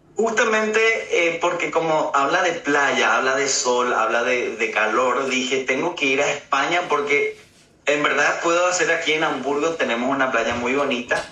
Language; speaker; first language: Spanish; native; Spanish